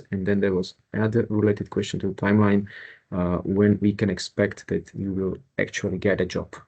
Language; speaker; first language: English; non-native, fluent; Slovak